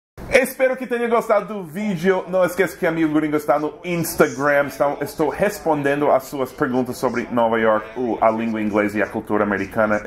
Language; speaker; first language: Portuguese; non-native, fluent; English